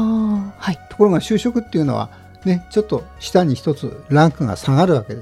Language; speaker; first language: Japanese; native; Japanese